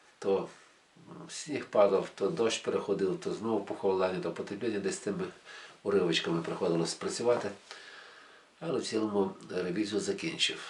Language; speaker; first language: Ukrainian; native; Ukrainian